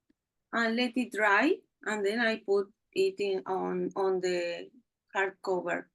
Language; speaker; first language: English; non-native, learner; Spanish